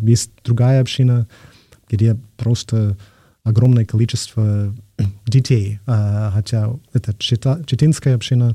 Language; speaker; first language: Russian; non-native, fluent; English